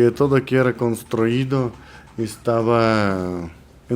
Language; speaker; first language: Spanish; non-native, learner; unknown